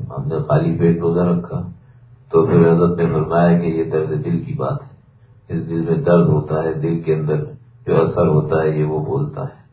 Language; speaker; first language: Urdu; native; Urdu